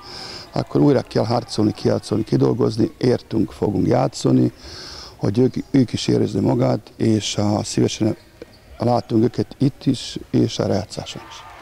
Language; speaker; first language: Hungarian; non-native, fluent; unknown